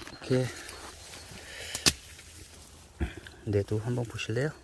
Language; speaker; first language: Korean; native; Korean